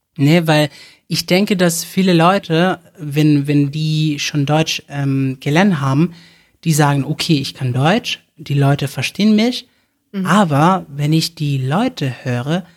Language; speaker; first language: German; non-native, fluent; Spanish